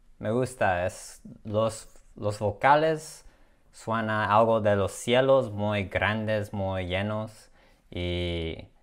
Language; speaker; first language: Spanish; non-native, learner; English